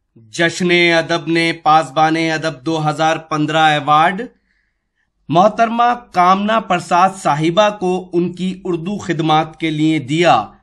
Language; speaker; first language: Hindi; native; Hindi